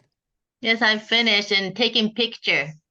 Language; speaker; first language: English; non-native, learner; Japanese